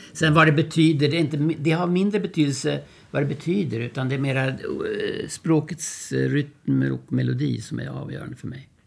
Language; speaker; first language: Swedish; early bilingual, other home language; German